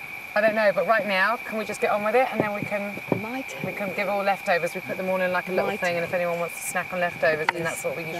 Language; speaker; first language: English; native; English